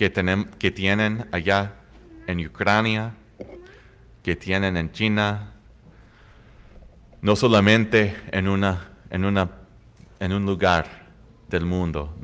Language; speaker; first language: Spanish; non-native, fluent; English